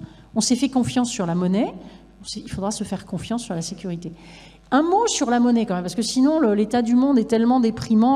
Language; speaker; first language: French; native; French